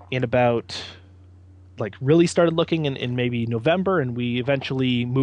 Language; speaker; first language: English; native; English